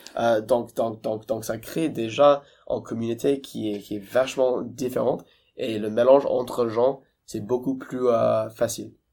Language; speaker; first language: French; non-native, fluent; English